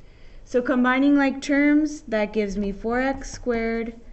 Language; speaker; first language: English; native; English